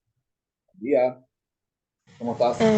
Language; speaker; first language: Spanish; native; Spanish